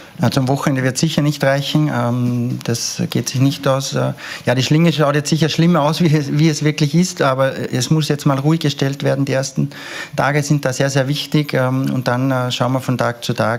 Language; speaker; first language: German; native; German